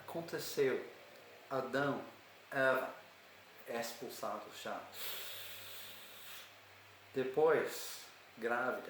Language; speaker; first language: Portuguese; non-native, learner; English